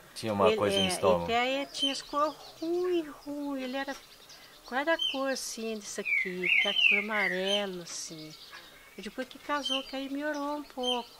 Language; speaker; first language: Portuguese; native; Portuguese